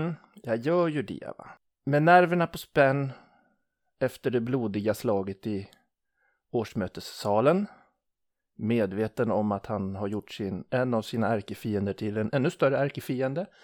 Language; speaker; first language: Swedish; native; Swedish